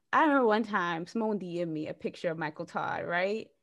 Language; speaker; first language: English; native; English